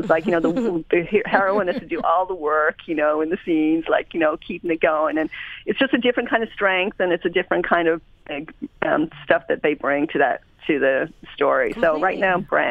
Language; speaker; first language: English; native; English